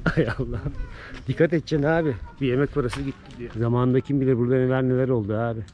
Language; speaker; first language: Turkish; native; Turkish